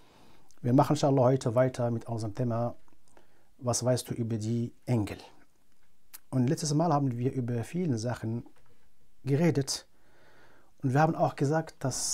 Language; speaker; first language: German; non-native, fluent; Arabic